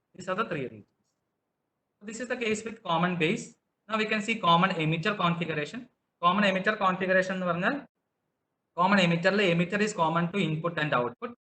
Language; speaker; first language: English; non-native, local second language; Malayalam